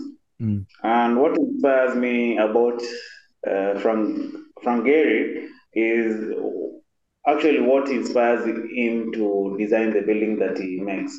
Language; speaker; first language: English; non-native, local second language; Kamba